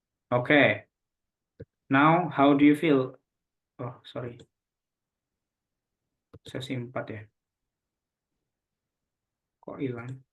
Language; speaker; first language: English; non-native, local second language; Indonesian